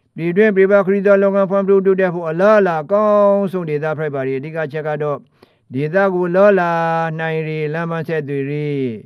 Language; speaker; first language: Burmese; native; Burmese